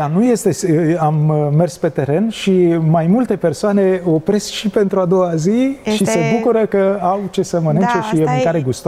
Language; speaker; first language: Romanian; native; Romanian